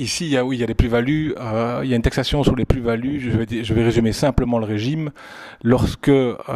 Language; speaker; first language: French; native; French